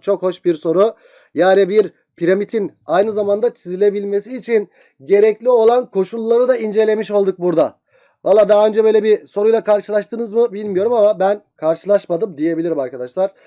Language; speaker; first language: Turkish; native; Turkish